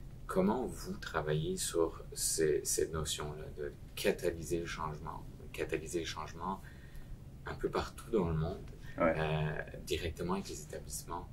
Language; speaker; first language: French; native; French